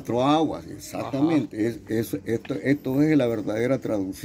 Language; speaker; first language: Spanish; native; Spanish